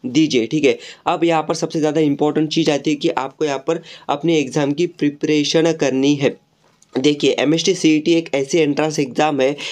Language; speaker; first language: Hindi; non-native, local second language; Marathi